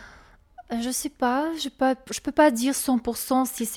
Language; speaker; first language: French; non-native, learner; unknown